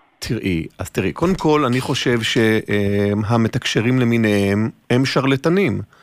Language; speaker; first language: Hebrew; native; Hebrew